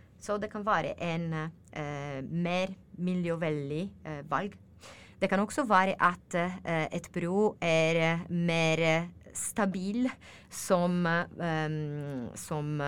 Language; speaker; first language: Norwegian; non-native, learner; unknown